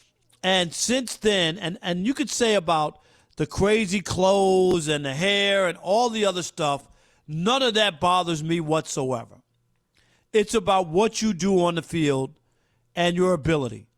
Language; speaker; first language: English; native; English